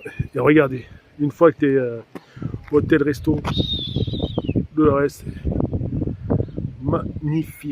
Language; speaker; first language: French; native; French